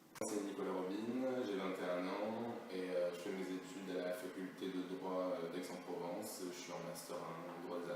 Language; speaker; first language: French; native; French